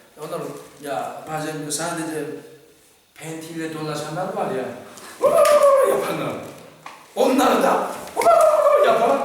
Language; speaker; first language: Turkish; non-native, fluent; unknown